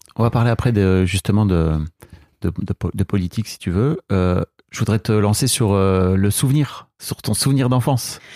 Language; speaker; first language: French; native; French